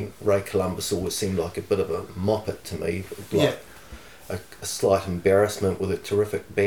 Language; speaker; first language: English; native; English